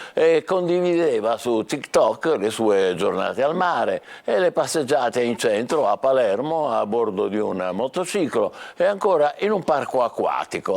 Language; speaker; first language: Italian; native; Italian